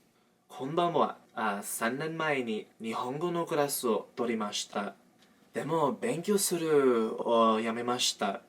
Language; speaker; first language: Japanese; non-native, learner; English